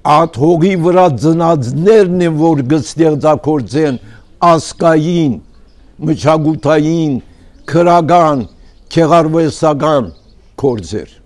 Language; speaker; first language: Armenian; early bilingual, heritage; Armenian